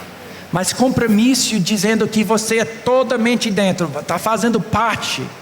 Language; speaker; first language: Portuguese; non-native, fluent; English